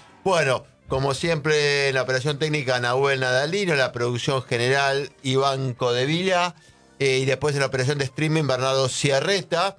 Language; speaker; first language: Spanish; native; Spanish